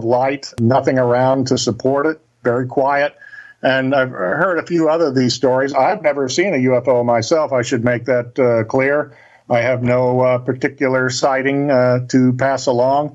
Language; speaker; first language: English; native; English